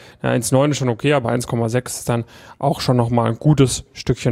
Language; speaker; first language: German; native; German